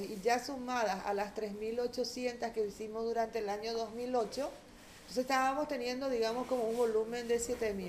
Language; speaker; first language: Spanish; native; Spanish